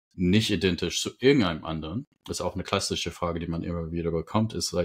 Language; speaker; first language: German; non-native, fluent; English